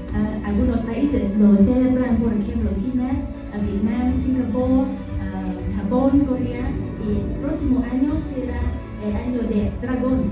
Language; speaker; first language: Spanish; non-native, learner; Vietnamese